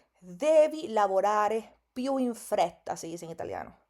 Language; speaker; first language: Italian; non-native, fluent; Spanish